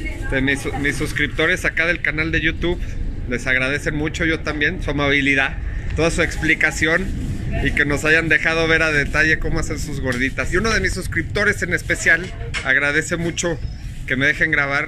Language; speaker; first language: Spanish; native; Spanish